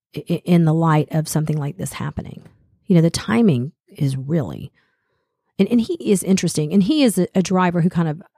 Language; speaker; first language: English; native; English